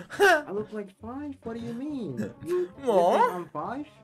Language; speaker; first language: English; non-native, fluent; Indonesian